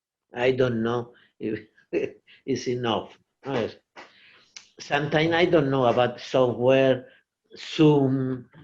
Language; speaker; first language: English; non-native, learner; Portuguese